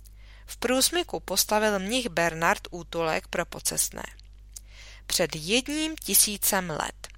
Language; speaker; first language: Czech; native; Czech